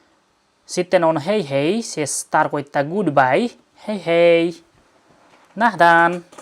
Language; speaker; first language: Finnish; non-native, learner; Nepali